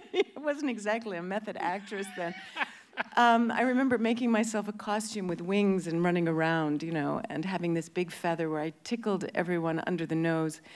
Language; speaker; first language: English; native; English